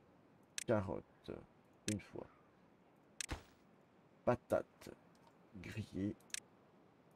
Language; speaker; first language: French; native; French